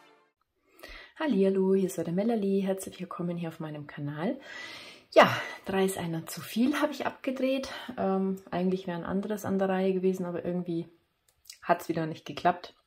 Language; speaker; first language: German; native; German